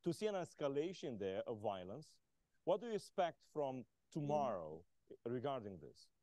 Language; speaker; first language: English; non-native, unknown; Romanian